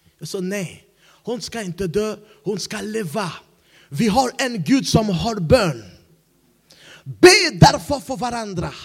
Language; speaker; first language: Swedish; non-native, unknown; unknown